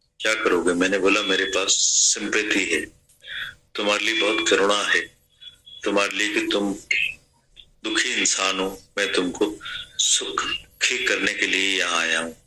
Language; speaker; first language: Hindi; non-native, local second language; Sindhi